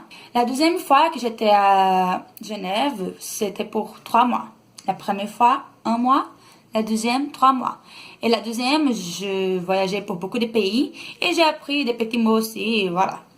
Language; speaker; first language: French; non-native, learner; Portuguese